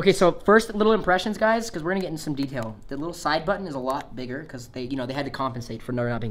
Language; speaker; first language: English; native; English